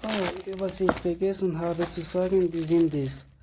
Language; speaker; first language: German; non-native, learner; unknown